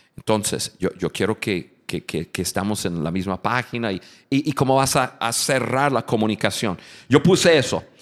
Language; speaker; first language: Spanish; non-native, fluent; English